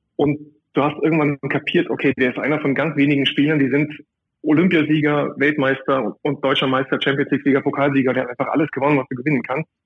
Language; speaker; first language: German; native; German